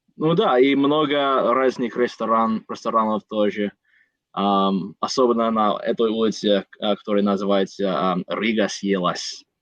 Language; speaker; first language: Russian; non-native, learner; English